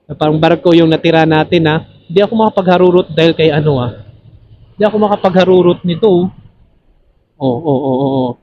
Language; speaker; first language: Filipino; non-native, local second language; Cebuano